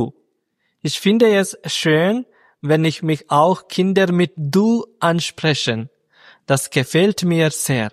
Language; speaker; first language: German; non-native, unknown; Malayalam